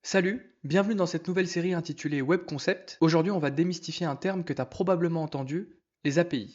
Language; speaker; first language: French; native; French